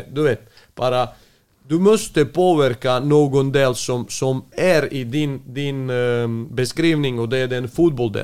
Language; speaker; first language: Swedish; non-native, fluent; Serbian